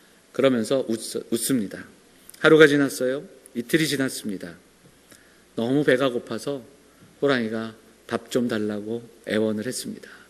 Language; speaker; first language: Korean; native; Korean